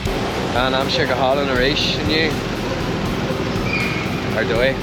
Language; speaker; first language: Irish; non-native, local second language; English